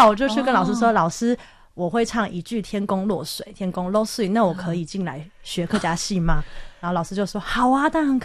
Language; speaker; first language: Chinese; native; Chinese